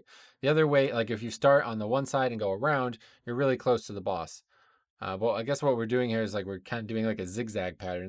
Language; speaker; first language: English; native; English